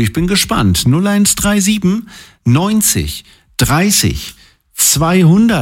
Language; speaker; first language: German; native; German